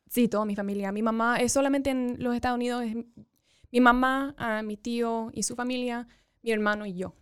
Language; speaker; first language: Spanish; early bilingual, other home language; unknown